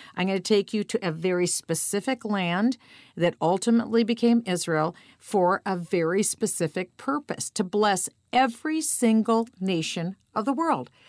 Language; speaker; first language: English; native; English